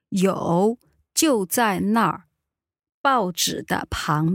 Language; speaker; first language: Chinese; native; Chinese